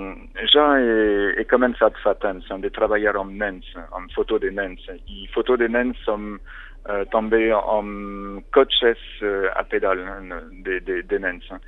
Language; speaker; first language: Catalan; non-native, fluent; French